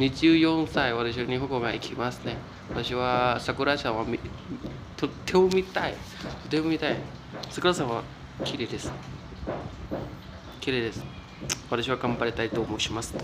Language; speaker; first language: Japanese; non-native, learner; Thai